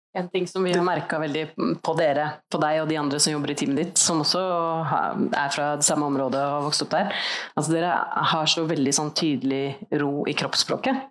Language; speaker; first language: Norwegian; native; Norwegian